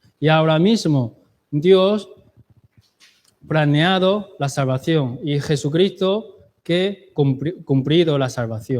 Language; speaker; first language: Spanish; non-native, learner; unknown